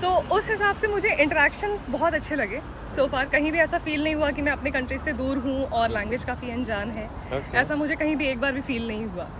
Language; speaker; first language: Hindi; native; Hindi